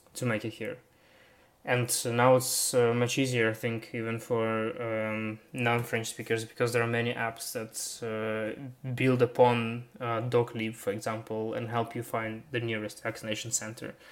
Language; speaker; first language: English; non-native, fluent; Russian